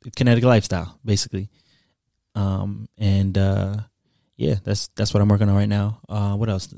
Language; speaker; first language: English; early bilingual, other home language; Haitian Creole